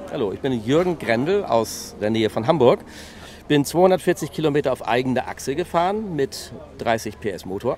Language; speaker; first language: German; native; German